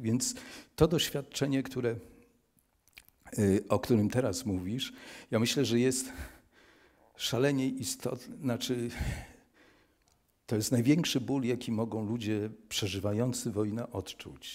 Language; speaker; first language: Polish; native; Polish